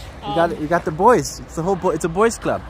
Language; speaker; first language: English; native; English